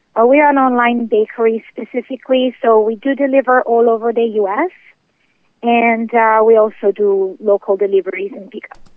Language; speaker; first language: English; native; English